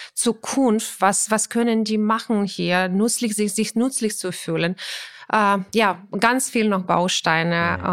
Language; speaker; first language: German; non-native, fluent; Ukrainian